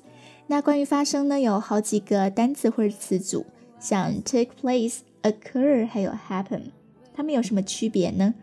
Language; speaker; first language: Chinese; native; Chinese